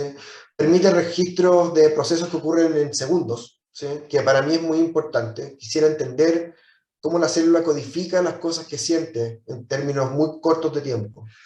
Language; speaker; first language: Spanish; native; Spanish